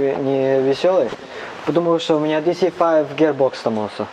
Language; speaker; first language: Russian; non-native, learner; Cantonese